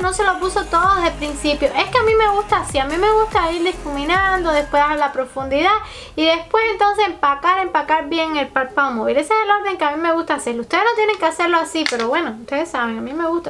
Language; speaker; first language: Spanish; native; Spanish